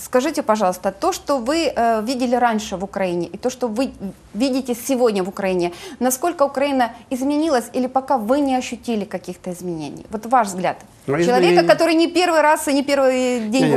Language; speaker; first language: Russian; native; Russian